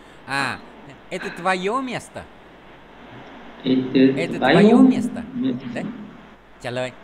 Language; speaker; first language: Russian; non-native, fluent; Vietnamese